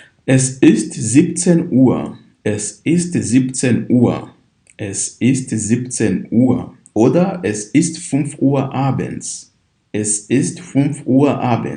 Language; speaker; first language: German; non-native, fluent; Kinyarwanda